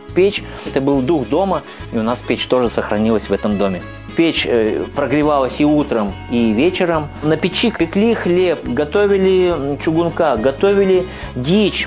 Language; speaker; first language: Russian; native; Russian